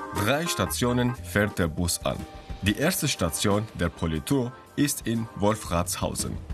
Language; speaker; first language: German; non-native, fluent; Arabic